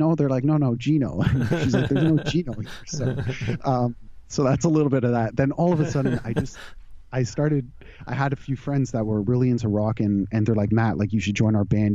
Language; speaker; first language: English; native; English